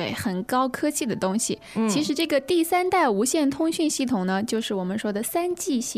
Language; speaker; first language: Chinese; native; Chinese